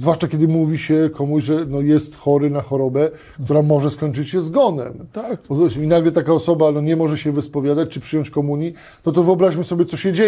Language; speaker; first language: Polish; native; Polish